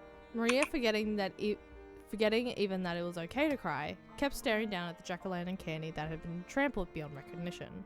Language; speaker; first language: English; native; English